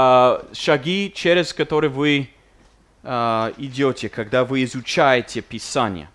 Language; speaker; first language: Russian; non-native, fluent; English